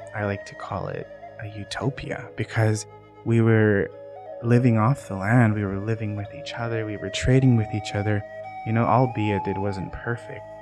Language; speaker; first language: English; native; English